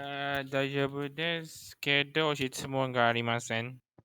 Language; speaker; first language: Japanese; non-native, learner; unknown